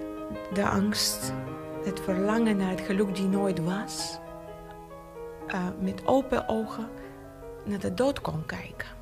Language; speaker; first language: Dutch; non-native, fluent; Bulgarian